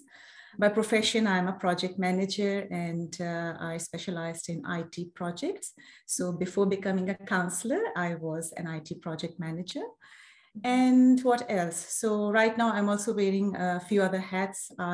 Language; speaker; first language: English; non-native, local second language; Urdu